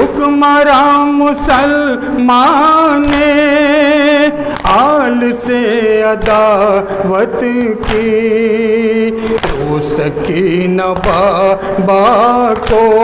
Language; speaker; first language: Urdu; native; Urdu